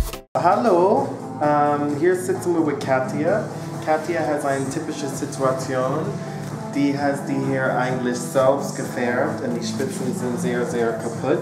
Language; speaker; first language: German; non-native, fluent; English